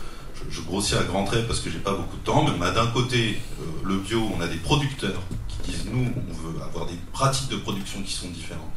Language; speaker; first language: French; native; French